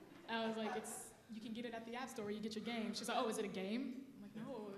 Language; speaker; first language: English; native; English